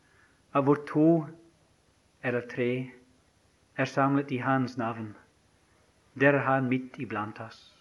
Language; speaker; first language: Norwegian; non-native, fluent; English